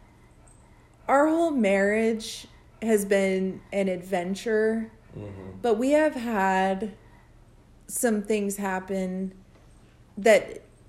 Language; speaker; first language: English; native; English